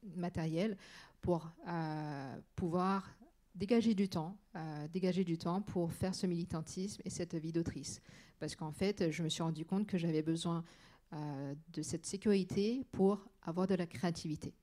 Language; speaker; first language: French; native; French